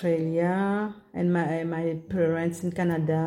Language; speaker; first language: English; non-native, local second language; Morisyen